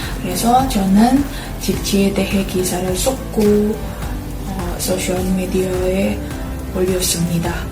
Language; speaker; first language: Korean; non-native, fluent; Indonesian